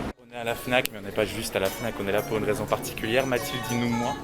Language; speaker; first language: French; native; French